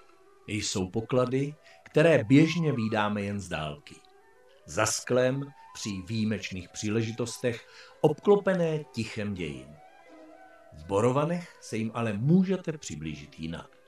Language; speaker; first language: Czech; native; Czech